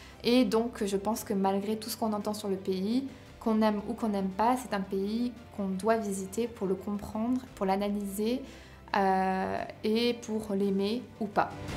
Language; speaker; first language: French; native; French